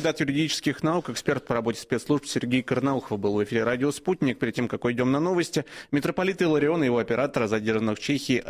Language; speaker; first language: Russian; native; Russian